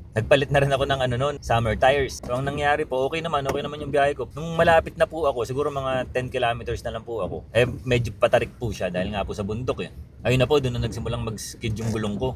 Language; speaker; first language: Filipino; native; Filipino